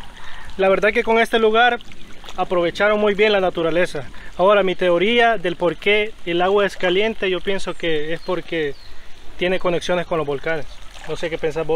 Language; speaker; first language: Spanish; native; Spanish